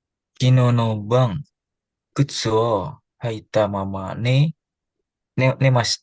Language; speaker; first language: Japanese; non-native, learner; Indonesian